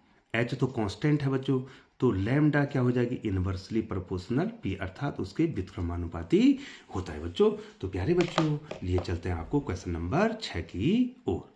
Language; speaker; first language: Hindi; native; Hindi